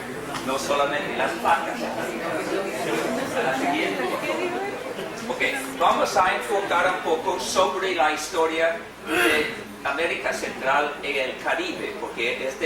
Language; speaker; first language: Spanish; non-native, fluent; English